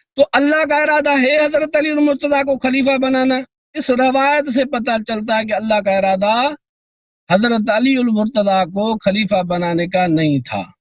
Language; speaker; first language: Urdu; non-native, local second language; Sindhi